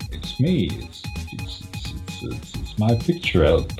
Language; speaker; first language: English; non-native, fluent; Croatian